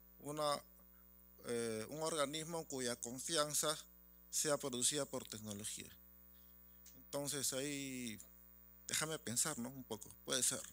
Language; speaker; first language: Spanish; native; Spanish